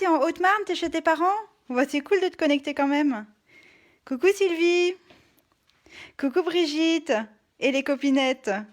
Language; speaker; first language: French; native; French